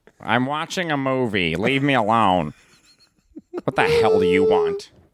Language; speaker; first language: English; native; English